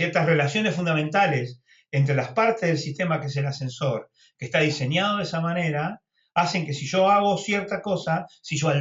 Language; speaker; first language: Spanish; native; Spanish